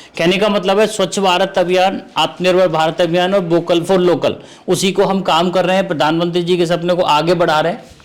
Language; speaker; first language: Hindi; native; Hindi